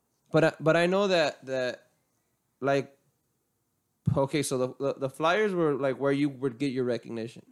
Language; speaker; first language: English; early bilingual, other home language; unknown